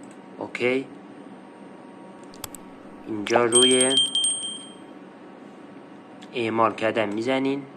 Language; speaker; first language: Persian; native; Persian